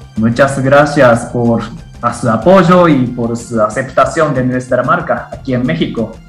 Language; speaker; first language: Spanish; non-native, fluent; Japanese